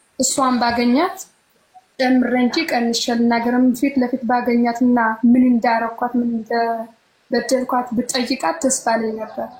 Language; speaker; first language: Amharic; native; Amharic